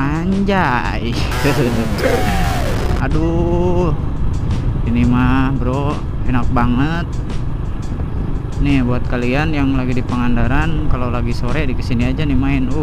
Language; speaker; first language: Indonesian; non-native, local second language; Sundanese